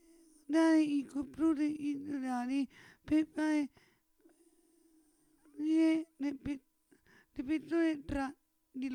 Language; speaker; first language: Italian; non-native, learner; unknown